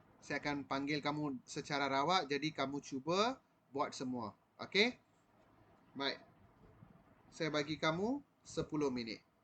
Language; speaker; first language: Malay; non-native, local second language; Tamil